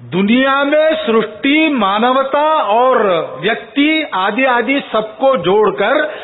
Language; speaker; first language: Hindi; non-native, local second language; Marathi